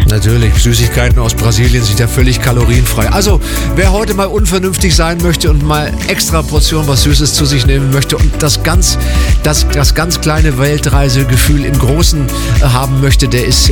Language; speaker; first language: German; native; German